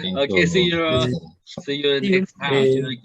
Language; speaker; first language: English; non-native, learner; Thai